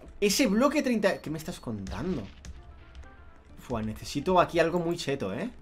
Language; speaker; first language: Spanish; native; Spanish